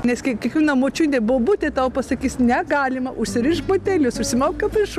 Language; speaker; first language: Lithuanian; native; Lithuanian